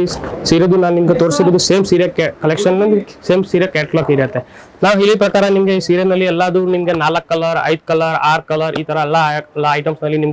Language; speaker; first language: Kannada; non-native, fluent; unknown